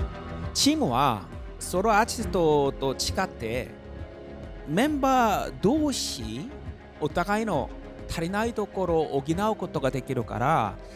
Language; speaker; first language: Japanese; non-native, fluent; Korean